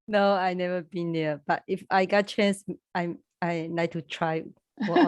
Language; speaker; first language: English; non-native, learner; Chinese